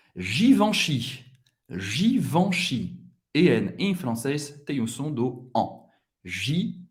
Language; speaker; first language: Portuguese; non-native, fluent; French